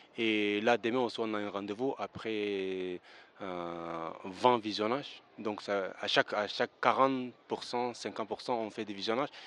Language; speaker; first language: French; early bilingual, other home language; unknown